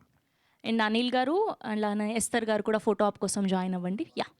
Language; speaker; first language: Telugu; native; Telugu